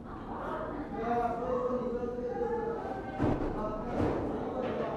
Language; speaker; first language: Chinese; native; Chinese